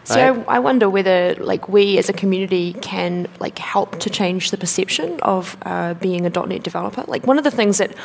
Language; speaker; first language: English; native; English